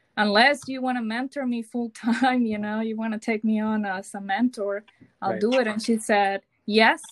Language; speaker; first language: English; non-native, fluent; Spanish